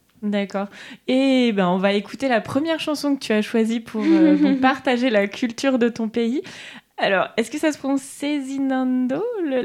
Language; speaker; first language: French; native; French